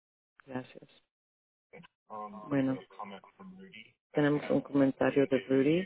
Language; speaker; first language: Spanish; early bilingual, heritage; Spanish